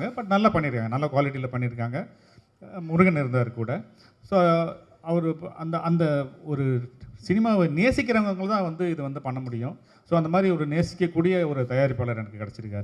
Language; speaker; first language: Tamil; native; Tamil